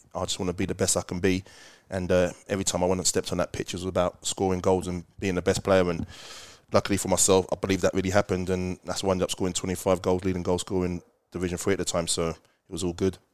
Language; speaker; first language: English; native; English